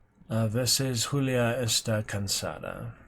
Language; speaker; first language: Spanish; non-native, learner; English